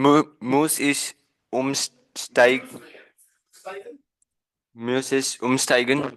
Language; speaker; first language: German; non-native, learner; Hindi